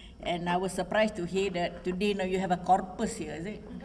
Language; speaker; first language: English; non-native, local second language; Malay